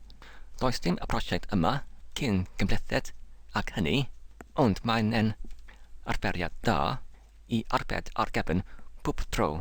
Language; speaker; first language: Welsh; non-native, learner; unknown